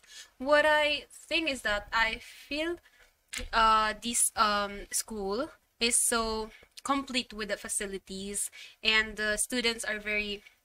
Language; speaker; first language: English; non-native, local second language; Filipino